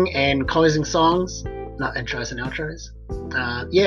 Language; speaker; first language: English; native; English